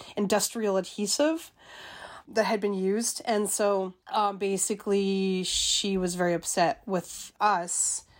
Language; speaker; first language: English; native; English